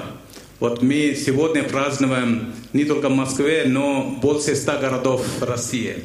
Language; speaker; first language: Russian; non-native, fluent; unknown